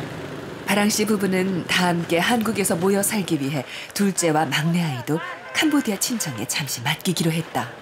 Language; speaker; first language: Korean; native; Korean